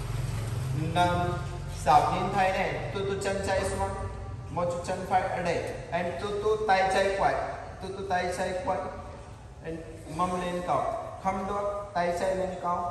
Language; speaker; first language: Vietnamese; non-native, learner; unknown